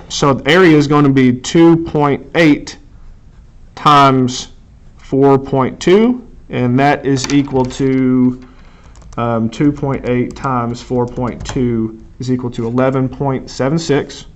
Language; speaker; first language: English; native; English